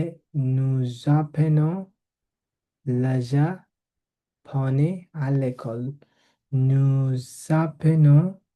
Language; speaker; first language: French; non-native, learner; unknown